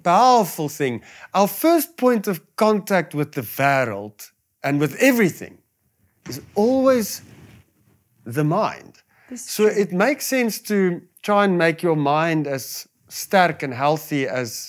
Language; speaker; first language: English; non-native, local second language; Afrikaans